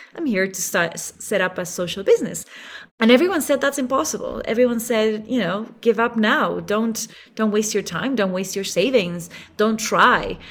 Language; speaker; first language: English; non-native, fluent; Spanish